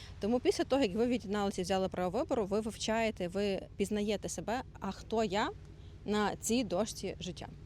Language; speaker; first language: Ukrainian; non-native, local second language; Russian